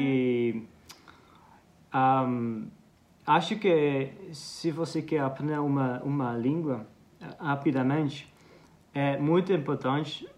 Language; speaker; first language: Portuguese; non-native, fluent; Dutch